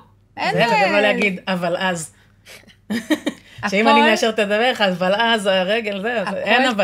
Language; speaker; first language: Hebrew; native; Hebrew